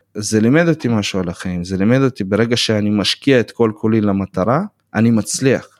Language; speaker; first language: Hebrew; early bilingual, other home language; Russian